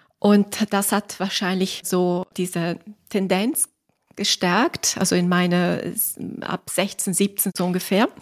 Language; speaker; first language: German; non-native, fluent; Italian